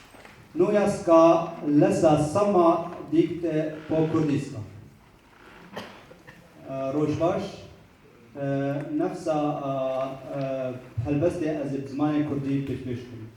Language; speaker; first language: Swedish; non-native, learner; Kurdish